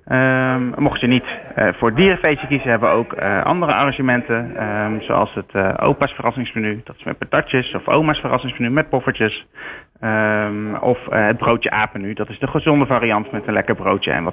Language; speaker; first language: Dutch; native; Dutch